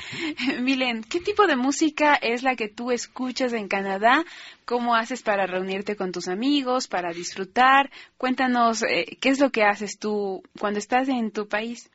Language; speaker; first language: Spanish; native; Spanish